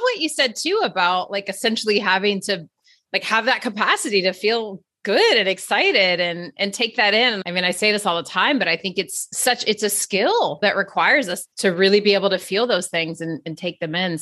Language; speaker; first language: English; native; English